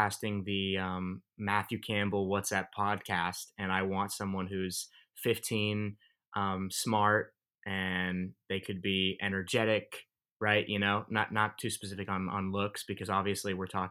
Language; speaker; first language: English; native; English